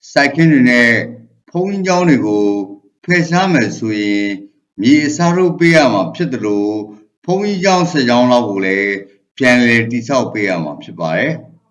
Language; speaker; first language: Burmese; native; Burmese